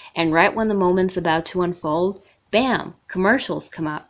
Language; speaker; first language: English; non-native, fluent; Persian